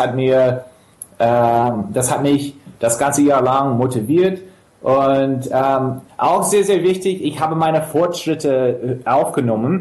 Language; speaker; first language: German; non-native, fluent; English